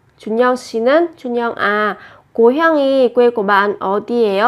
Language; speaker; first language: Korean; non-native, fluent; Vietnamese